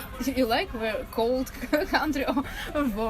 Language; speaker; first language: English; non-native, learner; Russian